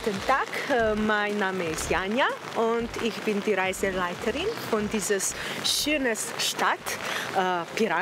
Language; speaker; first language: German; non-native, learner; Slovenian